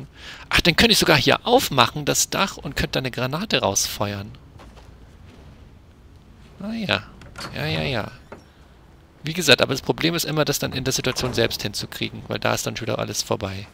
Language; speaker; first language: German; native; German